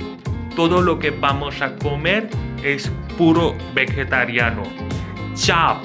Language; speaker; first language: Spanish; non-native, fluent; Hindi